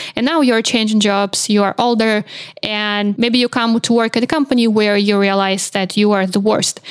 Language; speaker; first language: English; non-native, fluent; Belarusian